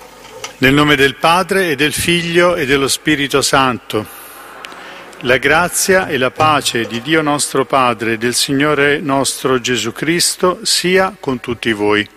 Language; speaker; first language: Italian; native; Italian